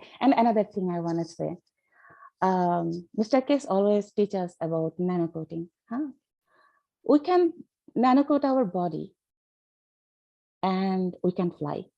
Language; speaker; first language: English; non-native, learner; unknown